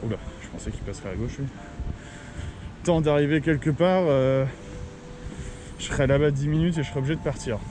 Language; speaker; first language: French; native; French